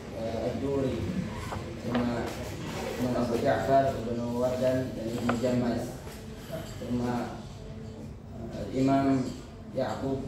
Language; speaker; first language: Arabic; non-native, learner; Indonesian